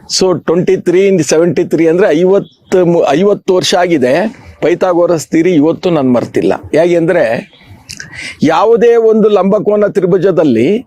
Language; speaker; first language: Kannada; native; Kannada